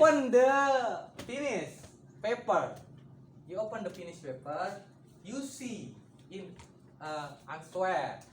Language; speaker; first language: English; non-native, learner; Indonesian